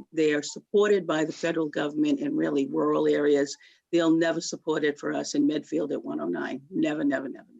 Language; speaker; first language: English; native; English